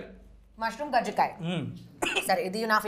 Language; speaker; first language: Telugu; non-native, learner; Hindi